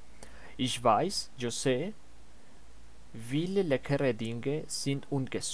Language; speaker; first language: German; non-native, learner; Spanish